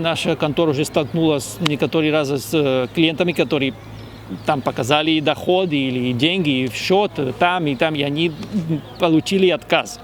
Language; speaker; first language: Russian; non-native, fluent; Spanish